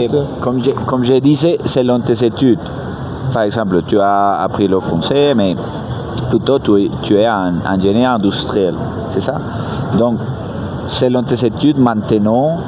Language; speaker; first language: French; non-native, fluent; Spanish